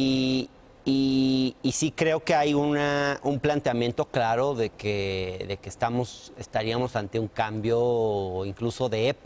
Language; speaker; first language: Spanish; native; Spanish